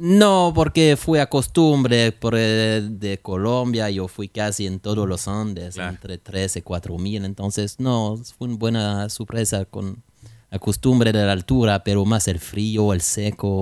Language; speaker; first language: Spanish; non-native, learner; French